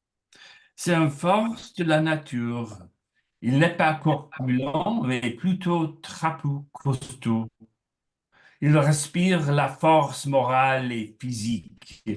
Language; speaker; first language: French; non-native, learner; English